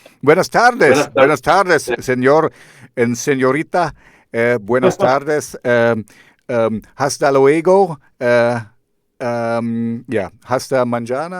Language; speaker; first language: Spanish; non-native, learner; German